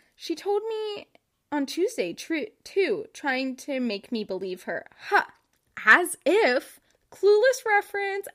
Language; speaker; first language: English; native; English